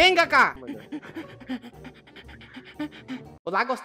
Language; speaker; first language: Spanish; non-native, learner; Portuguese